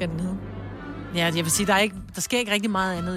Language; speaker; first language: Danish; native; Danish